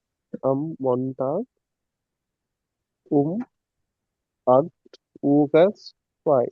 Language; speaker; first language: German; non-native, learner; Tamil